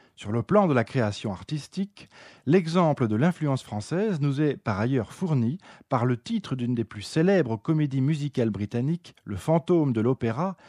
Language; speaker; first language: French; native; French